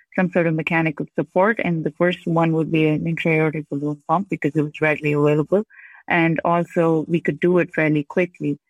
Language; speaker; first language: English; non-native, local second language; Urdu